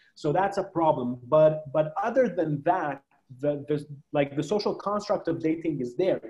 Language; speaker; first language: English; non-native, fluent; Arabic